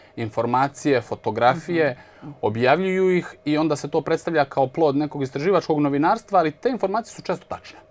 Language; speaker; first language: Serbian; native; Serbian